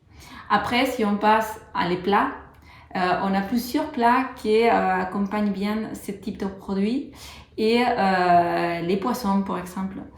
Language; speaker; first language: French; non-native, fluent; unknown